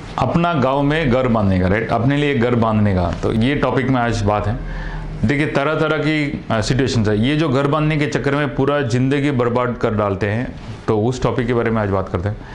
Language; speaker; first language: Hindi; non-native, local second language; Tamil